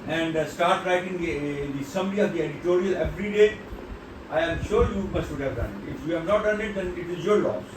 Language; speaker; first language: English; non-native, local second language; Urdu